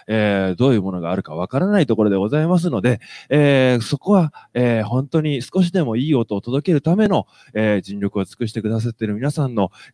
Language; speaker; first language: Japanese; native; Japanese